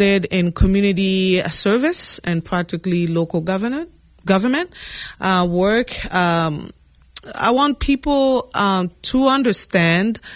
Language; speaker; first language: English; non-native, fluent; French